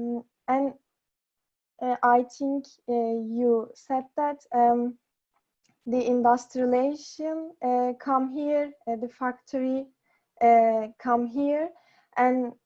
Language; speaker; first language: English; non-native, learner; Japanese